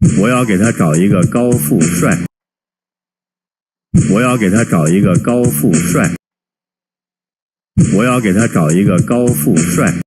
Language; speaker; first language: Chinese; non-native, fluent; Korean